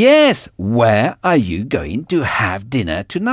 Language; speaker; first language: English; non-native, fluent; French